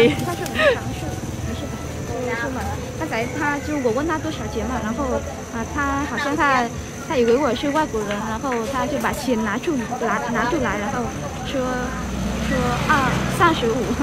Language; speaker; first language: Chinese; non-native, learner; Vietnamese